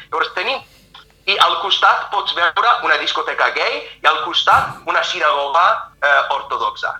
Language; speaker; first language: Catalan; non-native, fluent; English